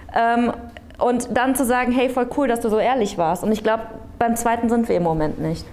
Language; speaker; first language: German; early bilingual, other home language; Korean